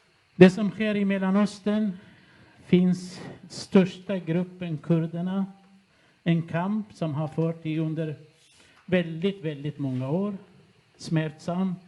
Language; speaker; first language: Swedish; non-native, fluent; Kurdish